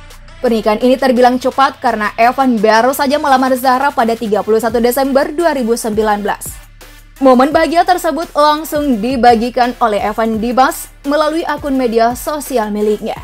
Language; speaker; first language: Indonesian; native; Indonesian